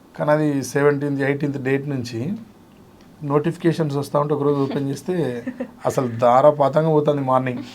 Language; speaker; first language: Telugu; native; Telugu